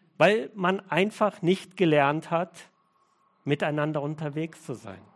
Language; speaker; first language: German; early bilingual, other home language; Russian